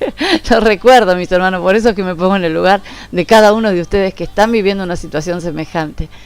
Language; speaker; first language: Spanish; native; Spanish